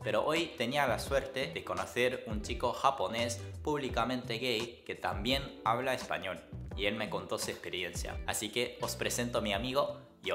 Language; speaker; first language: Spanish; non-native, fluent; Japanese